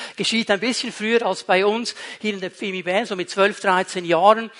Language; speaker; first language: German; native; German